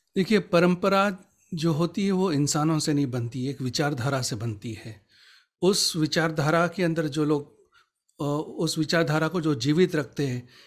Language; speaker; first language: Hindi; native; Hindi